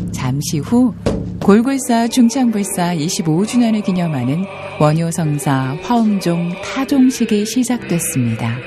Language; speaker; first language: Korean; native; Korean